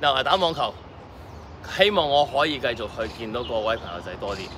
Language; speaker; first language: Cantonese; native; Cantonese